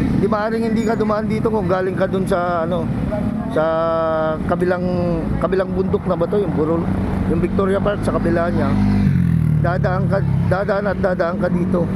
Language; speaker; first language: Filipino; non-native, local second language; Iloko